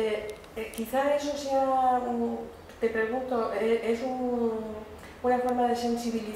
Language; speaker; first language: Spanish; native; Spanish